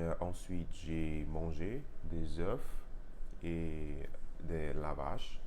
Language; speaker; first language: French; non-native, learner; Russian